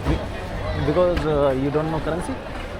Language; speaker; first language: English; non-native, learner; Hindi